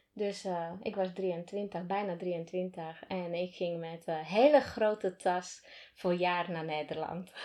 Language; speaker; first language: Dutch; non-native, fluent; Slovak